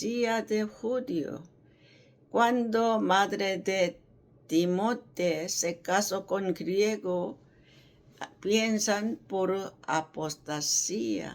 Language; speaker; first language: Spanish; non-native, learner; Korean